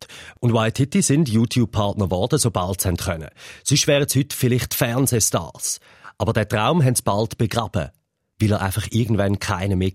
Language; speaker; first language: German; native; German